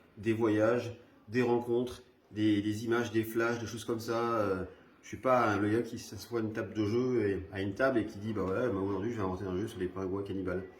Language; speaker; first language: French; early bilingual, other home language; Spanish